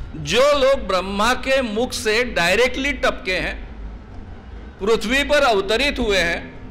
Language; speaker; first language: Hindi; non-native, local second language; Marathi